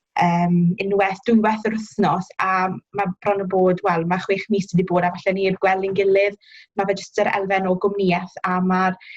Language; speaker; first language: Welsh; native; Welsh